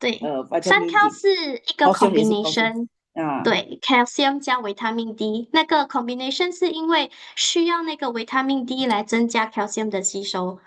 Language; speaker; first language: Chinese; native; Chinese